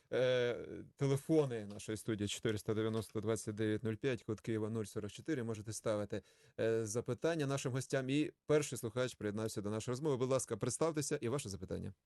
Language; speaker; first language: Ukrainian; native; Ukrainian